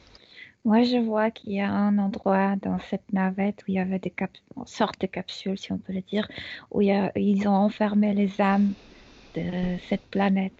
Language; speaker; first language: French; non-native, fluent; Spanish